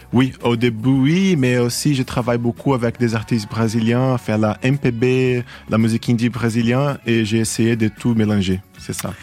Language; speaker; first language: French; non-native, fluent; Portuguese